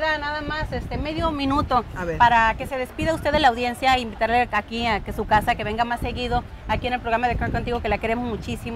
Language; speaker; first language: Spanish; native; Spanish